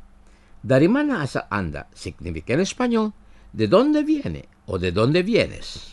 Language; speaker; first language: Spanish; non-native, fluent; Indonesian